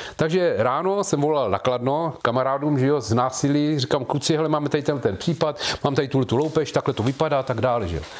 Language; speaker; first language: Czech; native; Czech